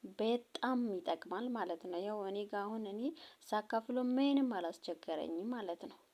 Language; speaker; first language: Amharic; non-native, local second language; Oromo